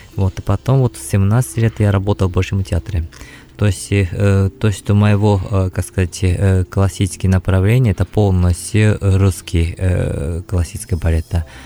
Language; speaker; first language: Russian; non-native, fluent; Japanese